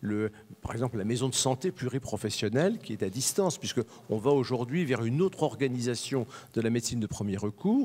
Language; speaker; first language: French; native; French